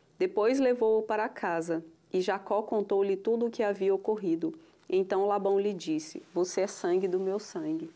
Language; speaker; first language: Portuguese; native; Portuguese